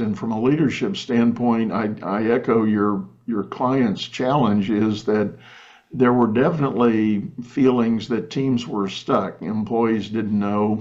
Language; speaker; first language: English; native; English